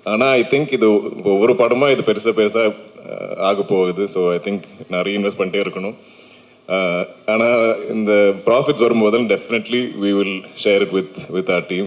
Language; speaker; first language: Tamil; non-native, local second language; Malayalam